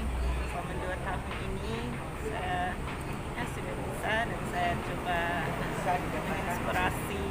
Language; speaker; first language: Indonesian; non-native, fluent; English